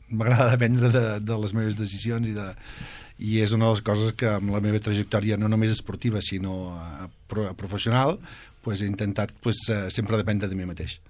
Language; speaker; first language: Catalan; native; Catalan